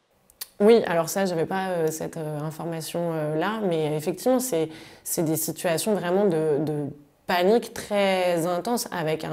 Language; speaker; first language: French; native; French